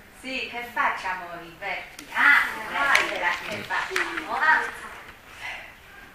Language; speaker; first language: Italian; non-native, learner; Chinese